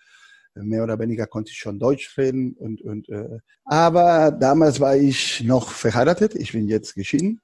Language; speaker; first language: German; non-native, fluent; Spanish